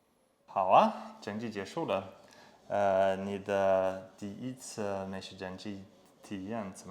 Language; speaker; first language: Chinese; non-native, fluent; English